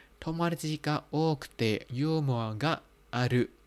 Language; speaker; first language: Japanese; non-native, fluent; Thai